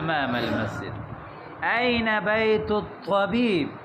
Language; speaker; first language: Arabic; non-native, fluent; Urdu